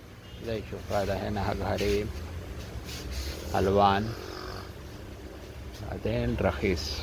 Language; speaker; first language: Arabic; non-native, learner; Urdu